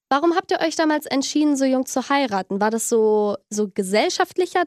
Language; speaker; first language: German; native; German